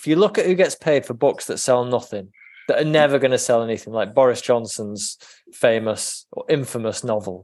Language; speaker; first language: English; native; English